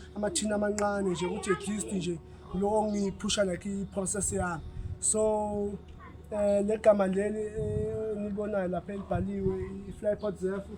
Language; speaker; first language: Zulu; native; Zulu